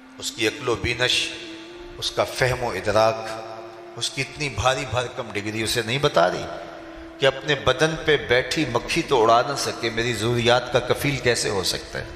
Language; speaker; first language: Urdu; non-native, local second language; Punjabi